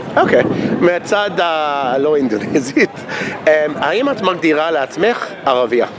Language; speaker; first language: Hebrew; non-native, fluent; English